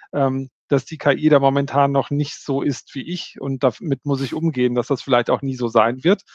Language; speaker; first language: German; native; German